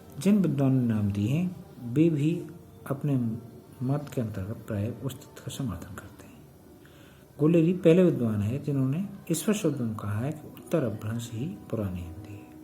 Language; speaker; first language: Hindi; native; Hindi